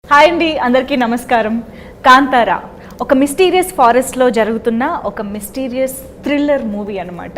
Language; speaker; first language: Telugu; native; Telugu